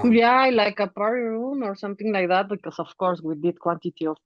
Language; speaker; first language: English; non-native, fluent; Spanish